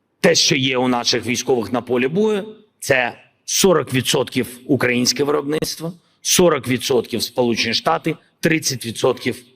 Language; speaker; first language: Ukrainian; non-native, local second language; Russian